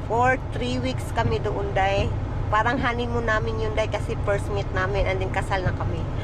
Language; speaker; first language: Filipino; non-native, local second language; Cebuano